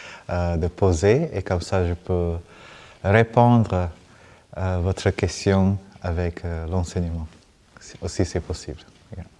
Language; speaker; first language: French; non-native, fluent; Vietnamese